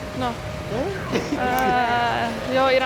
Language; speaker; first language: Spanish; non-native, learner; Persian